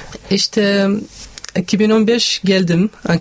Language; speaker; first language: Turkish; non-native, learner; Arabic